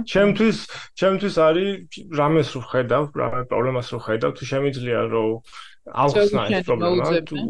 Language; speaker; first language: Georgian; early bilingual, heritage; Swedish